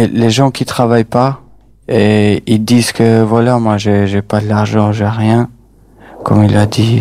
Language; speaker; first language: French; non-native, fluent; Albanian